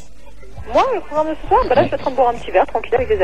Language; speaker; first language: French; native; French